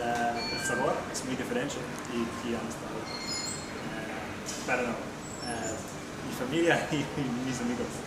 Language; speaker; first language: Spanish; non-native, learner; English